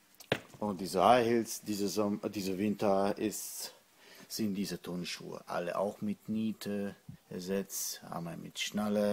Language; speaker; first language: German; non-native, learner; Italian